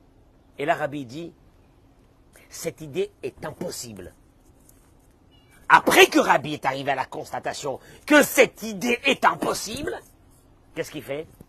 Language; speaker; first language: French; native; French